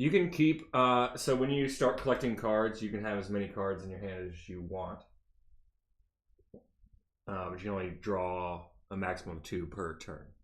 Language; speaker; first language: English; native; English